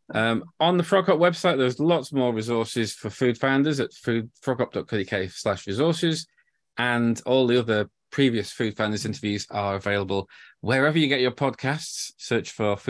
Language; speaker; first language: English; native; English